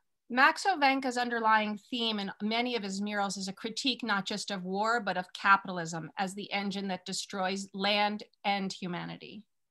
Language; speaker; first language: English; early bilingual, other home language; Spanish